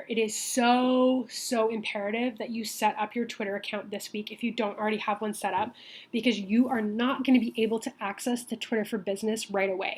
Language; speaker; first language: English; native; English